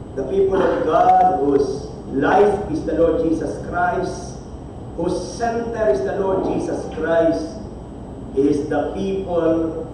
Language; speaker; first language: English; non-native, local second language; Filipino